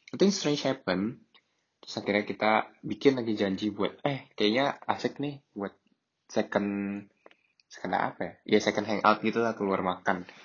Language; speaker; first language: Indonesian; native; Indonesian